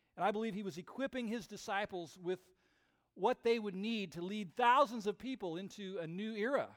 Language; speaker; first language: English; native; English